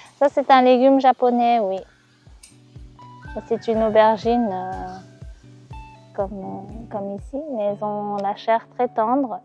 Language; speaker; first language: French; non-native, fluent; Japanese